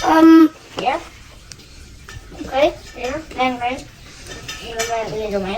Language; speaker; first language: English; non-native, learner; Vietnamese